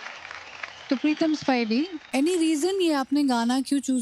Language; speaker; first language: Hindi; native; Hindi